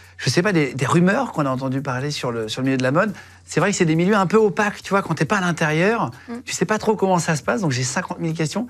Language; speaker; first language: French; native; French